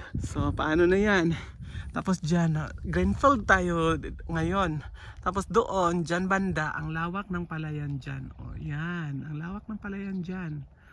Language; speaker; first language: Filipino; non-native, local second language; Cebuano